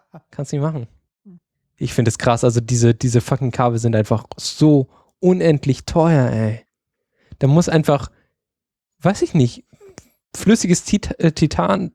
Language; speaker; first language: German; native; German